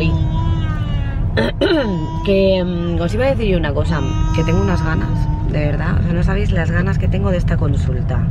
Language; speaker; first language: Spanish; native; Spanish